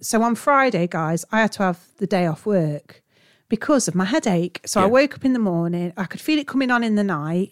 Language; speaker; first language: English; native; English